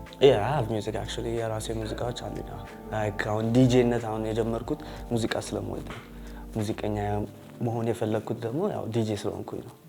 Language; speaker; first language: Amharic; early bilingual, heritage; Amharic